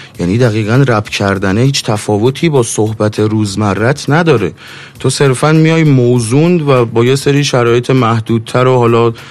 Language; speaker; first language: Persian; native; Persian